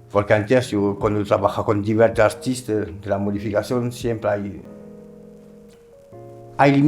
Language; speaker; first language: Spanish; non-native, learner; French